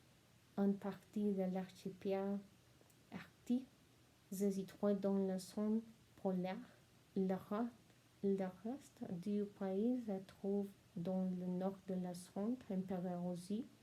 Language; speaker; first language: French; non-native, learner; Spanish